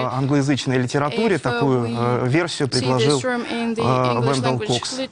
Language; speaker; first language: Russian; native; Russian